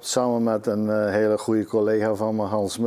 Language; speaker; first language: Dutch; native; Dutch